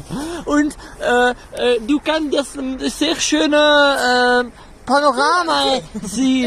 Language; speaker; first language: German; non-native, learner; Dutch